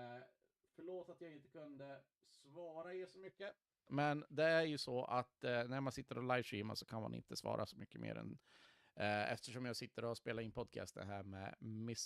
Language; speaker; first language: Swedish; native; Swedish